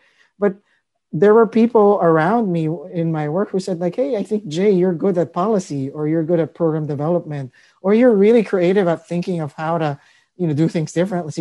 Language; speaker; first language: English; non-native, local second language; Filipino